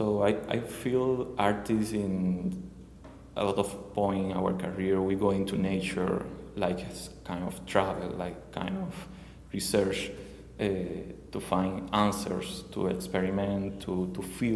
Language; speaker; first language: English; non-native, learner; Spanish